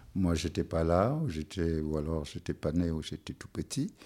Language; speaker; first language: French; non-native, local second language; Wolof